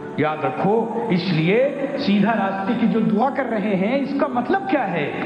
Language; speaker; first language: Urdu; native; Urdu